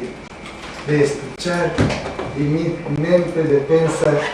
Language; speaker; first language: Spanish; non-native, learner; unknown